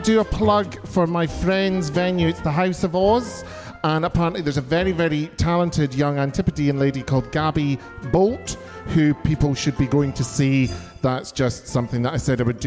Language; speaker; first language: English; native; English